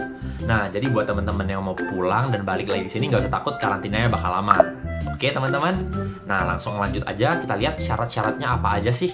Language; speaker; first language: Indonesian; native; Indonesian